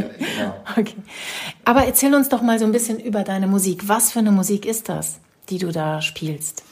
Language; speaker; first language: German; native; German